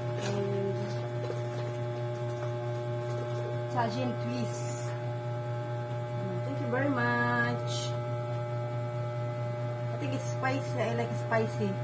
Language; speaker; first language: English; non-native, local second language; Filipino